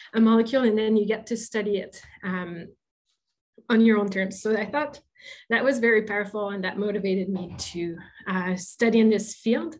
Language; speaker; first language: English; non-native, fluent; French